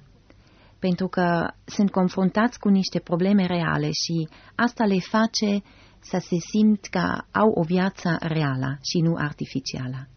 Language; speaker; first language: Romanian; non-native, fluent; German